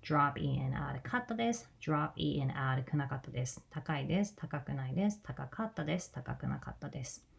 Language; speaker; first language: Japanese; non-native, fluent; English